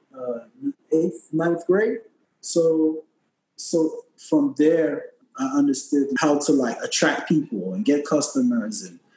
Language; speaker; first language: English; native; English